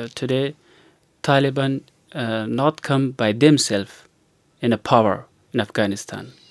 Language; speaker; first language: English; non-native, learner; Persian